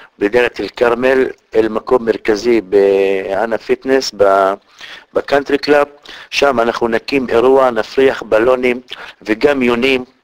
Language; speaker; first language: Hebrew; non-native, local second language; Arabic